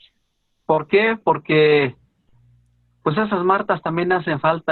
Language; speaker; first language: Spanish; native; Spanish